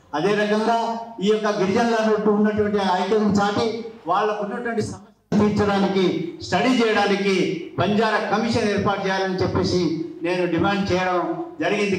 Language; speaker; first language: Telugu; non-native, local second language; Lambadi